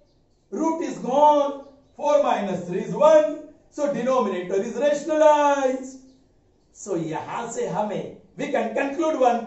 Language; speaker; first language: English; non-native, local second language; Hindi